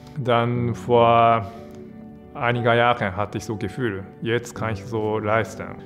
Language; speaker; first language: German; non-native, fluent; Japanese